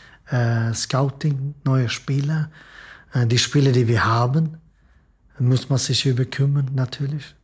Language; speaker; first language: German; non-native, fluent; Swedish